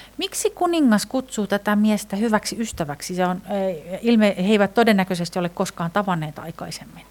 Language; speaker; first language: Finnish; native; Finnish